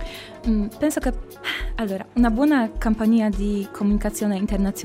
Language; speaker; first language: Italian; non-native, learner; Polish